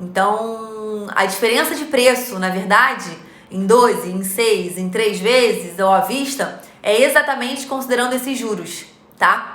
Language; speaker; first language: Portuguese; native; Portuguese